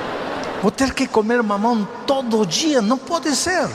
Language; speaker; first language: Portuguese; non-native, fluent; Spanish